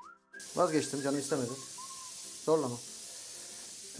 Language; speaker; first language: Turkish; native; Turkish